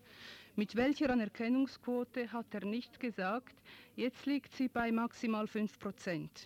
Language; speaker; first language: German; native; German